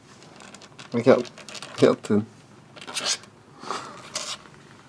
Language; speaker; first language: French; native; French